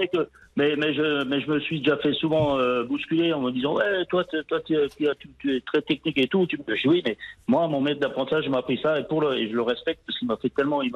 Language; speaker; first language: French; native; French